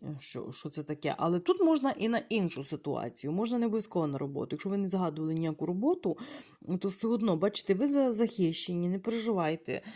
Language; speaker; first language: Ukrainian; non-native, local second language; Russian